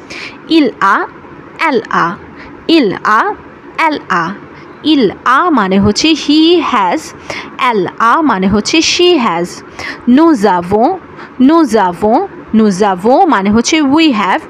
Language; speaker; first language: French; non-native, learner; Bangla